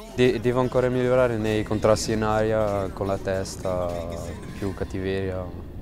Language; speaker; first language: Italian; non-native, fluent; Dutch